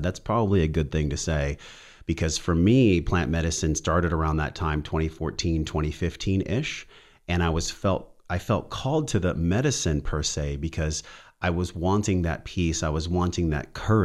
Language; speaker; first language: English; native; English